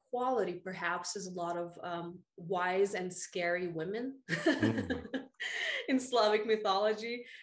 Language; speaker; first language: English; early bilingual, other home language; Russian